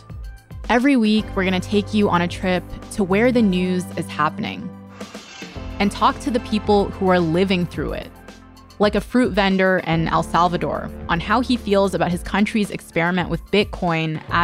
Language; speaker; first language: English; native; English